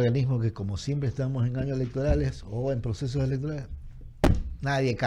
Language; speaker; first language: Spanish; native; Spanish